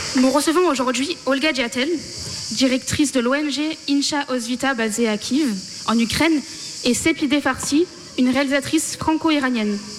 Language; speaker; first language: French; native; French